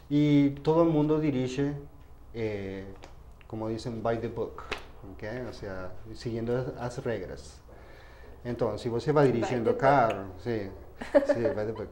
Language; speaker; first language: Portuguese; non-native, fluent; Spanish